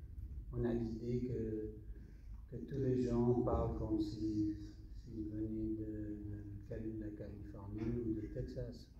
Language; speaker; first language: French; non-native, fluent; English